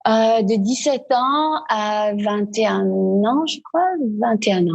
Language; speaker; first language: French; non-native, fluent; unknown